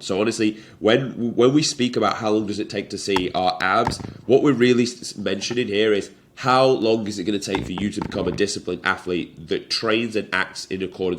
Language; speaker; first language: English; native; English